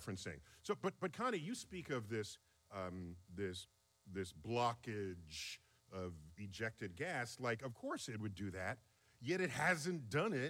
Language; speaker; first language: English; native; English